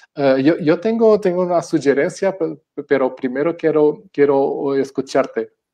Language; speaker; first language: Spanish; non-native, fluent; Portuguese